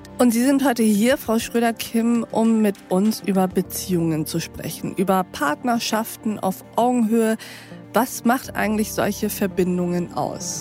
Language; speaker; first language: German; native; German